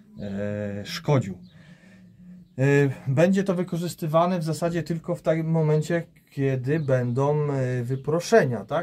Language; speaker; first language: Polish; native; Polish